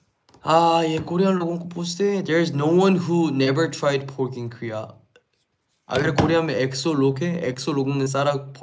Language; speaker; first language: English; non-native, fluent; Korean